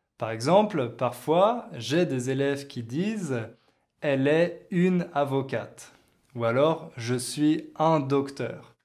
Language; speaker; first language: French; native; French